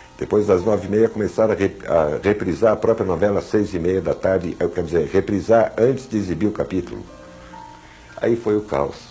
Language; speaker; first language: Portuguese; early bilingual, other home language; German